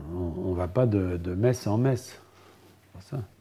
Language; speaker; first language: French; native; French